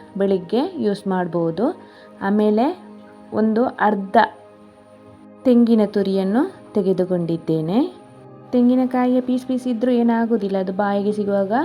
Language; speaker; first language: Kannada; non-native, local second language; Tulu